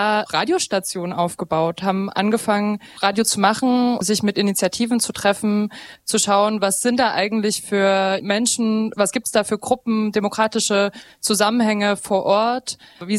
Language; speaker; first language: German; native; German